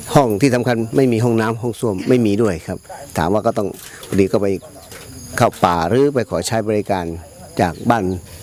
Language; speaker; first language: Thai; non-native, local second language; Pattani Malay